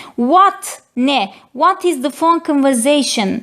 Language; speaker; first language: English; non-native, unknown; Turkish